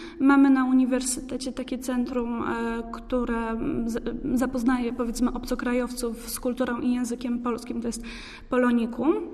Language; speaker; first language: Polish; native; Polish